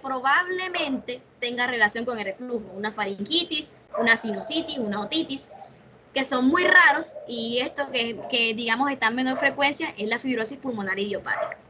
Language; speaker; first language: Spanish; native; Spanish